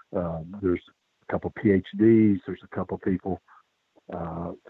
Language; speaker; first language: English; native; English